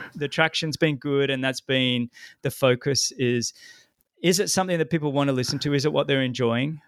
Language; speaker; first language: English; native; English